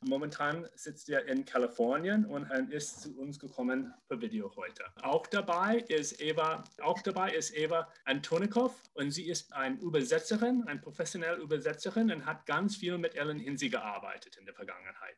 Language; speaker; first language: German; non-native, fluent; English